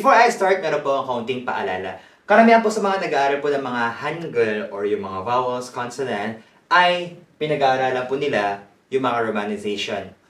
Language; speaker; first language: Filipino; non-native, fluent; Korean